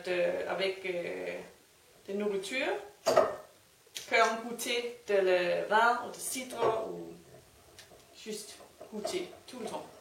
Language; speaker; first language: French; non-native, learner; Danish